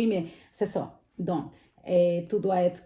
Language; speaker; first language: French; non-native, fluent; Spanish